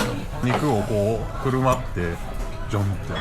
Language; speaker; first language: Japanese; native; Japanese